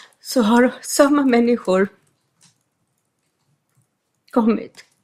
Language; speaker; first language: Swedish; non-native, fluent; English